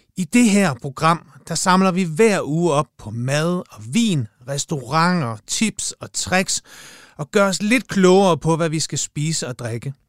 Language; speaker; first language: Danish; native; Danish